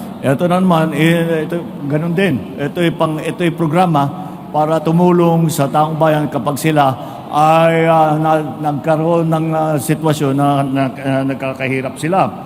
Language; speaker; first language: Filipino; native; Filipino